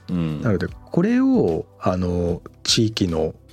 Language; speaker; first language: Japanese; native; Japanese